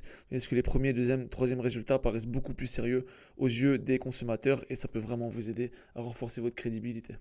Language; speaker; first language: French; native; French